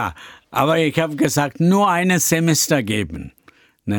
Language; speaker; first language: German; non-native, learner; Tamil